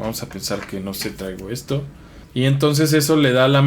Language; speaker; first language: Spanish; native; Spanish